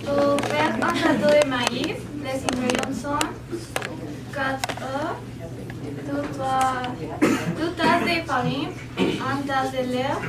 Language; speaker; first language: French; non-native, learner; Spanish